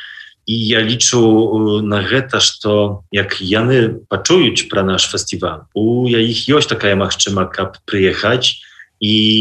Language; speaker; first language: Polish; non-native, learner; Belarusian